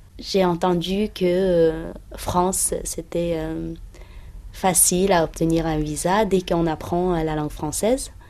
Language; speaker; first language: French; non-native, fluent; Uyghur